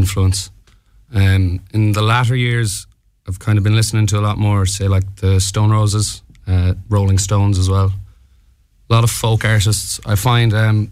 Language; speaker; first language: English; native; English